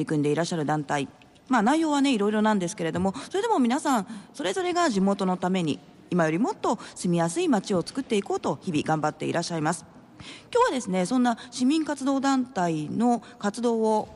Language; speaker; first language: Japanese; native; Japanese